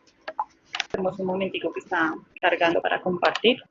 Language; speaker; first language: Spanish; native; Spanish